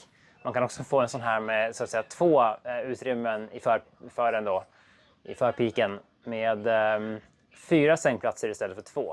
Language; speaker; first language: Swedish; native; Swedish